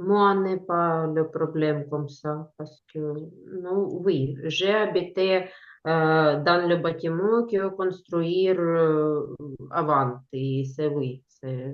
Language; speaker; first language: French; non-native, learner; Ukrainian